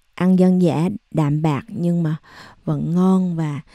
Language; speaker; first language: Vietnamese; native; Vietnamese